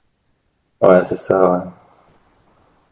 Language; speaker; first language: French; non-native, learner; German